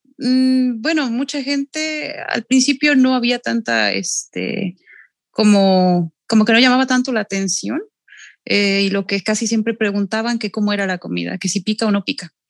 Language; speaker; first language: Spanish; native; Spanish